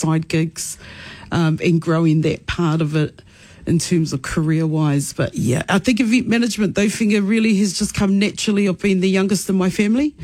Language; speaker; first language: English; native; English